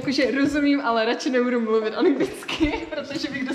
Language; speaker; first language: Czech; native; Czech